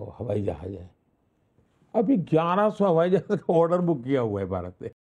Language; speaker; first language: Hindi; non-native, local second language; Gujarati